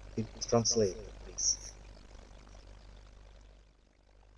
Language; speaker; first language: English; non-native, fluent; Russian